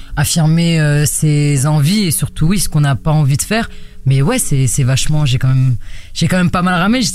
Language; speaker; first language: French; native; French